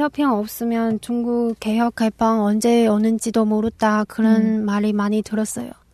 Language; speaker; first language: Korean; non-native, learner; Chinese